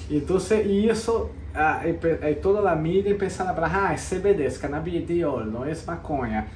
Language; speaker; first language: Spanish; early bilingual, heritage; Spanish